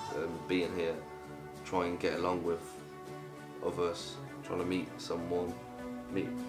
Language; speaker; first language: English; early bilingual, other home language; Polish